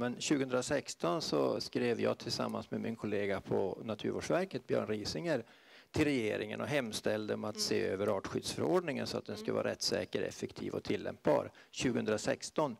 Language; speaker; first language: Swedish; native; Swedish